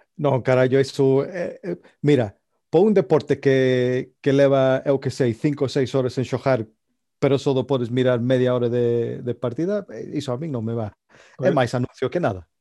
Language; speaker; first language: Galician; native; Galician